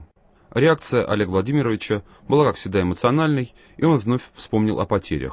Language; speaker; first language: Russian; native; Russian